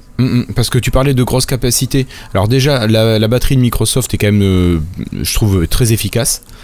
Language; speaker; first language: French; native; French